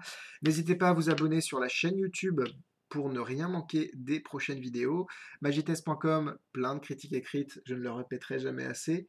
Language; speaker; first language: French; native; French